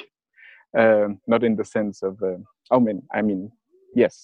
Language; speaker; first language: English; non-native, fluent; French